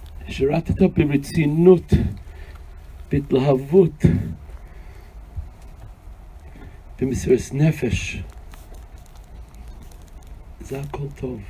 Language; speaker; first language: Hebrew; non-native, fluent; English